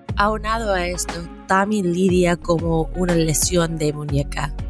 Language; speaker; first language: Spanish; non-native, fluent; English